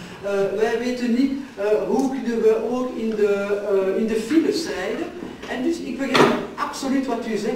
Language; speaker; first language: Dutch; non-native, local second language; French